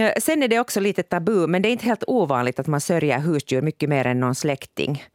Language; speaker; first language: Swedish; native; Swedish